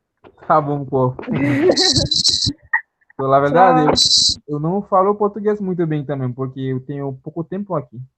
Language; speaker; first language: Portuguese; non-native, learner; Haitian Creole